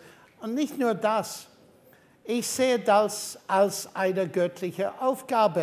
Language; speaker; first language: German; non-native, fluent; English